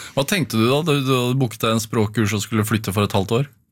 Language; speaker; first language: Norwegian; native; Norwegian